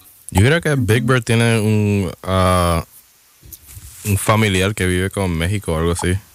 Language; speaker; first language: Spanish; non-native, learner; English